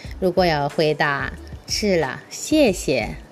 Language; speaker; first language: Chinese; early bilingual, heritage; Chinese